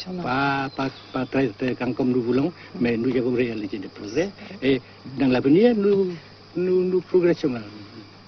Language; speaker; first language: French; non-native, local second language; Vietnamese